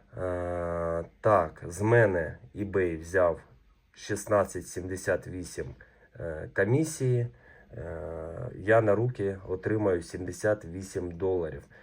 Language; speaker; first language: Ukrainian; native; Ukrainian